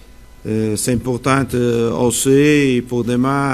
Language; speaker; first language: French; non-native, fluent; Portuguese